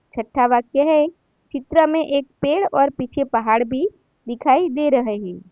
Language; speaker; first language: Hindi; non-native, local second language; Gujarati